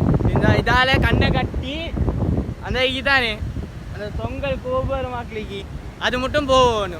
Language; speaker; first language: Tamil; native; Tamil